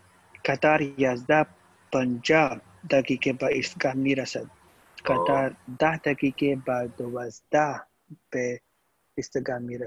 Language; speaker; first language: Persian; non-native, learner; Urdu